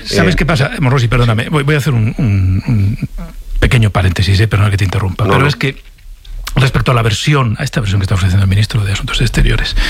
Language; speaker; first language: Spanish; native; Spanish